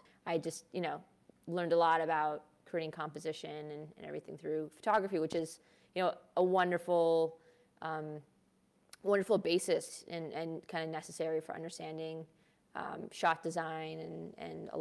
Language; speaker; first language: English; early bilingual, other home language; Hindi